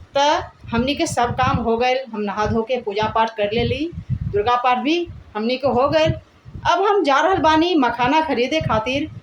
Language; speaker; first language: Bhojpuri; non-native, local second language; Maithili